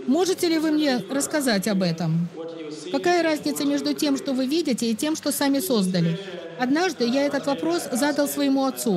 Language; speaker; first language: Russian; native; Russian